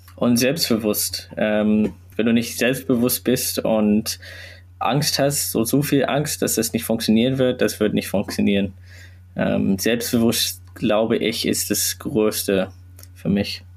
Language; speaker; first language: German; non-native, learner; English